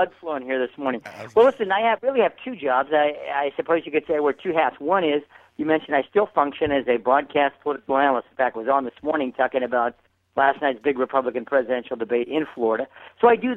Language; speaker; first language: English; native; English